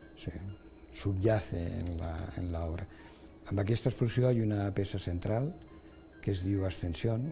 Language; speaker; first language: Catalan; non-native, local second language; Spanish